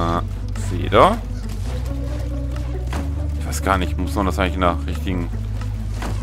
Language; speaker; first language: German; native; German